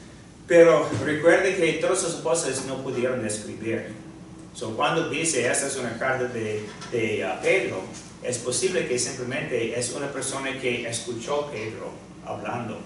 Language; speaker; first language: Spanish; non-native, fluent; English